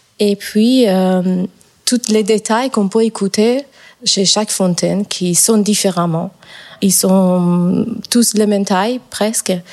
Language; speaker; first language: French; non-native, fluent; Persian